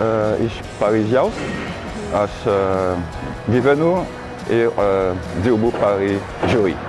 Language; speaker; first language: Lithuanian; non-native, learner; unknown